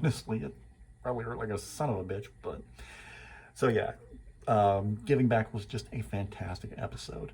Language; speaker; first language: English; native; English